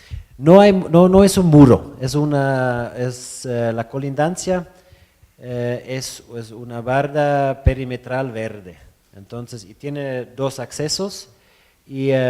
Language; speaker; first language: Spanish; non-native, fluent; German